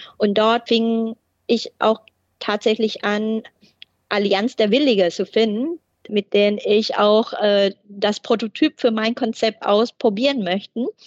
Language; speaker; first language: German; non-native, fluent; Thai